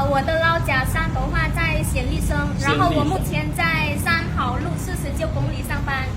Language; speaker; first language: Chinese; non-native, fluent; Khmer